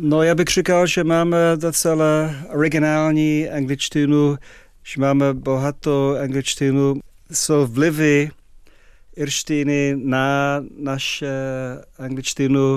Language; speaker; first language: Czech; non-native, fluent; English